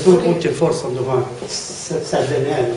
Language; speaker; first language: Swedish; non-native, learner; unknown